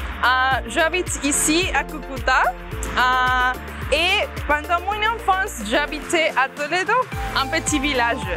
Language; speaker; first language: French; non-native, fluent; Spanish